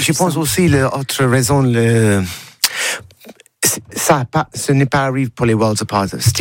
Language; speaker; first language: French; non-native, learner; English